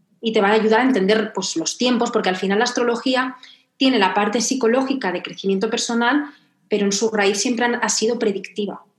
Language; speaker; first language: Spanish; native; Spanish